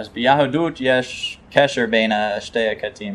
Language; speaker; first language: Hebrew; non-native, fluent; English